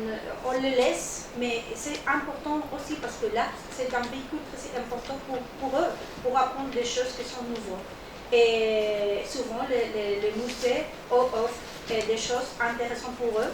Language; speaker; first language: French; non-native, learner; Spanish